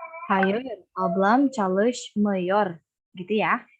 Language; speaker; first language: Turkish; non-native, fluent; Indonesian